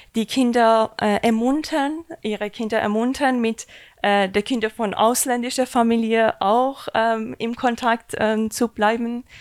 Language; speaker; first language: German; non-native, learner; Persian